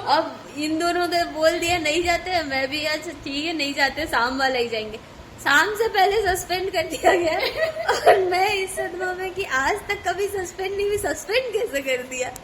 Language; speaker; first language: Hindi; native; Hindi